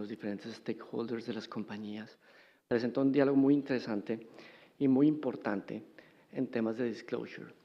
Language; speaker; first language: Spanish; native; Spanish